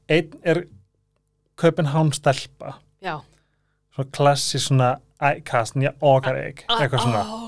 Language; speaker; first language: Icelandic; native; Icelandic